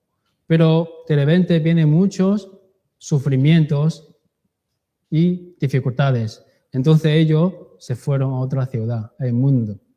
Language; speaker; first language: Spanish; non-native, learner; Chinese